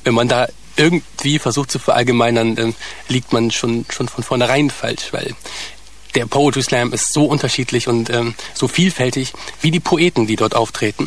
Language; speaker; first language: German; native; German